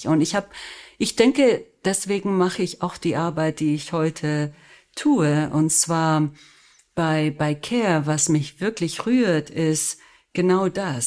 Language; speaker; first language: German; early bilingual, other home language; Spanish